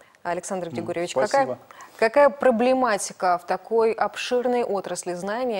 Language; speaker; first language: Russian; native; Russian